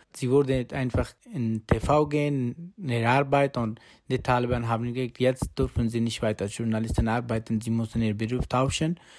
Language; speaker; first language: German; non-native, learner; Persian